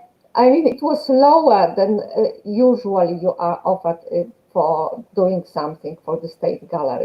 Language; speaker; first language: English; non-native, fluent; Polish